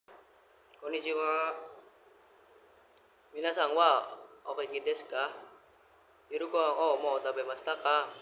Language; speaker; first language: Japanese; non-native, learner; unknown